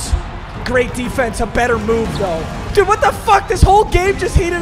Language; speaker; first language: English; native; English